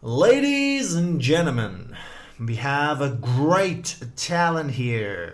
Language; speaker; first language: English; non-native, fluent; Persian